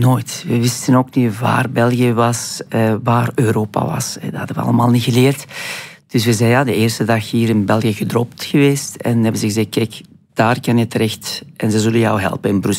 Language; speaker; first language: Dutch; non-native, fluent; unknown